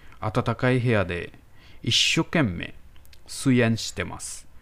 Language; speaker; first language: Japanese; non-native, learner; Bangla